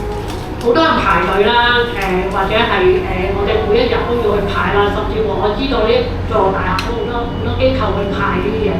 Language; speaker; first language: Cantonese; native; Cantonese